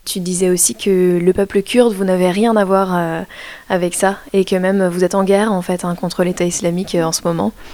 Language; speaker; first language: French; native; French